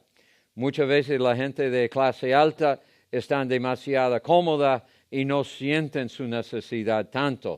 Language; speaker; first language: Spanish; non-native, fluent; English